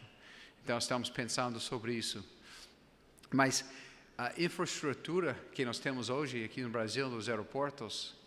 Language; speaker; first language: Portuguese; non-native, fluent; English